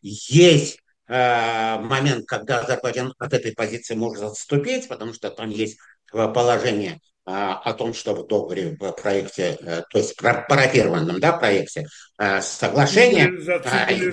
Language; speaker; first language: Russian; non-native, fluent; Azerbaijani